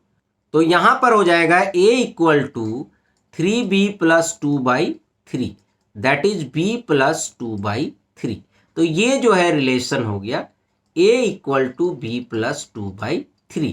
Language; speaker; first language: Hindi; native; Hindi